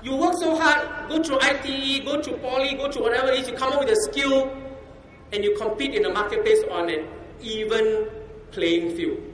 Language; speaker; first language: English; non-native, local second language; Chinese